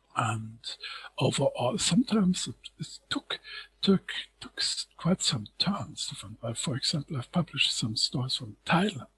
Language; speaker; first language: English; non-native, fluent; German